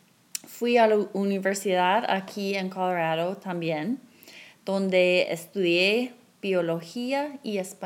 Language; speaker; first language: Spanish; non-native, fluent; English